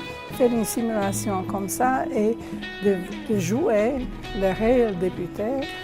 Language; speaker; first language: French; non-native, fluent; Slovak